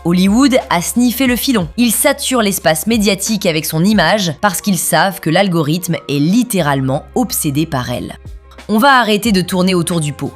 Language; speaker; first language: French; native; French